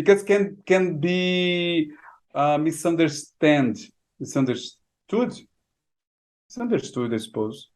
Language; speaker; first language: English; non-native, fluent; Portuguese